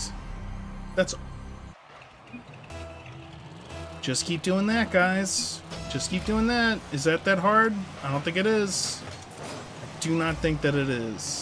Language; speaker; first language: English; native; English